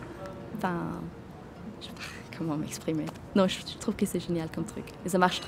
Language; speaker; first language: French; non-native, fluent; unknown